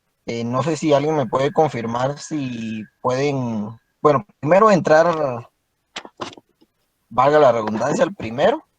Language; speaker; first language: Spanish; native; Spanish